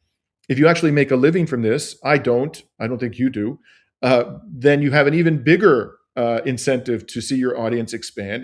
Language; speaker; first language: English; native; English